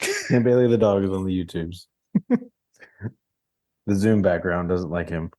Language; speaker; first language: English; native; English